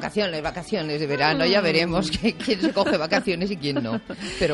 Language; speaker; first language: Spanish; native; Spanish